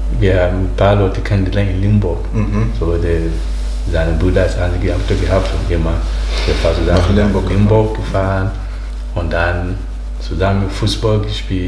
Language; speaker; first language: German; non-native, learner; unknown